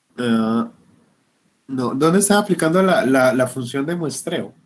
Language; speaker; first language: Spanish; native; Spanish